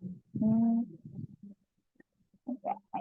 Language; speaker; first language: English; non-native, learner; Indonesian